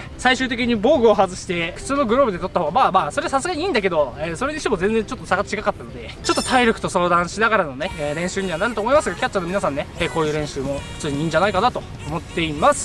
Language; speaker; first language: Japanese; native; Japanese